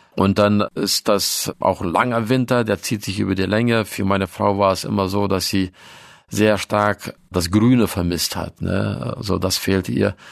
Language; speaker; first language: German; early bilingual, other home language; Russian